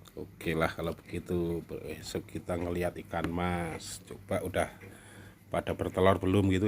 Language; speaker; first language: Indonesian; native; Indonesian